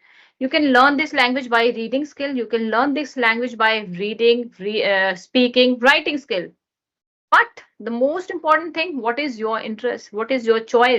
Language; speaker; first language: English; non-native, learner; Hindi